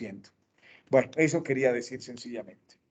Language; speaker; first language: Spanish; native; Spanish